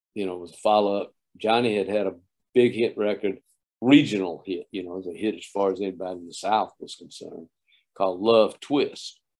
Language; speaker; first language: English; native; English